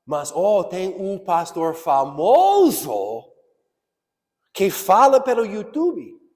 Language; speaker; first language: Portuguese; non-native, fluent; English